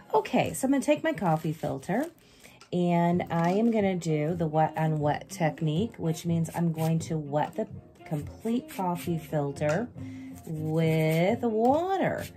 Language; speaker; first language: English; native; English